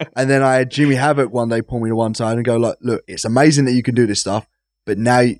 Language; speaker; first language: English; native; English